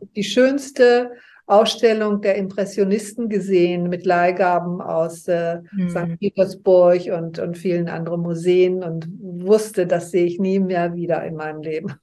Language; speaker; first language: German; native; German